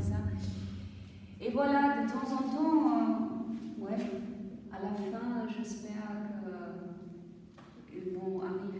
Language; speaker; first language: French; non-native, fluent; German